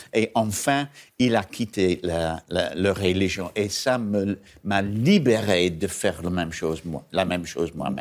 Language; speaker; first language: French; non-native, learner; English